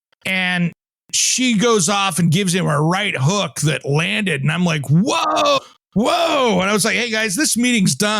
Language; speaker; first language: English; native; English